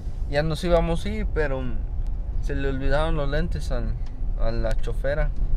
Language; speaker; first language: Spanish; early bilingual, heritage; Spanish